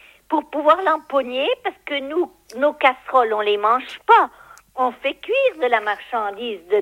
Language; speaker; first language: French; native; French